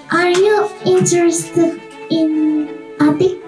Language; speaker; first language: English; non-native, learner; Indonesian